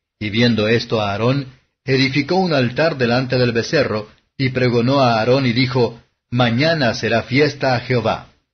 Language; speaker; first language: Spanish; non-native, fluent; Portuguese